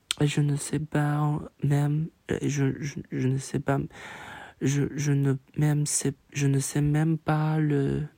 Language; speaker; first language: French; non-native, learner; Chinese